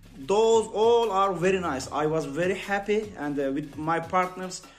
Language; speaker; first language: English; non-native, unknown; Turkish